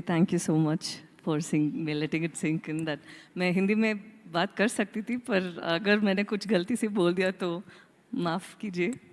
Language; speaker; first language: Hindi; non-native, local second language; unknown